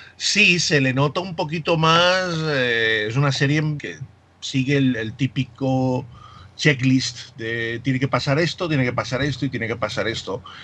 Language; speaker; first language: Spanish; native; Spanish